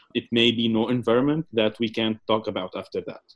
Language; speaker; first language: English; non-native, fluent; Arabic